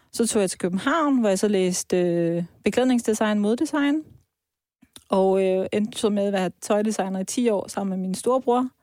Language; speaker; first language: Danish; early bilingual, other home language; Persian